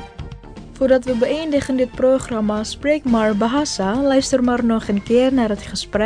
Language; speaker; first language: Dutch; non-native, learner; Indonesian